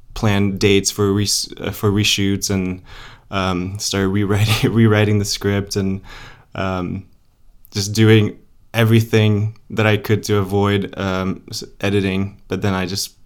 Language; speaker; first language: English; early bilingual, other home language; Polish